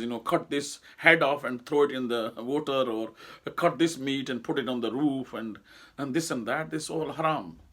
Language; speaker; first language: English; non-native, local second language; Urdu